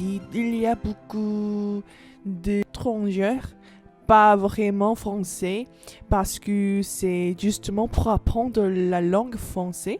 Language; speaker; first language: French; non-native, learner; Korean